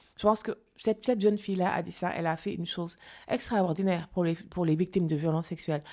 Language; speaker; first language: French; non-native, local second language; Fula